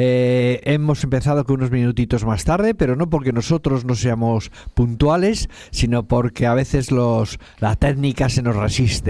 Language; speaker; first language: Spanish; native; Spanish